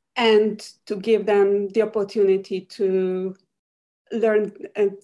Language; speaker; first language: English; non-native, fluent; Polish